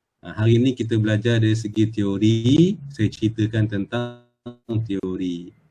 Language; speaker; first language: Malay; native; Malay